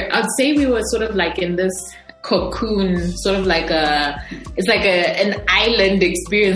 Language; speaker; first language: English; non-native, local second language; Bemba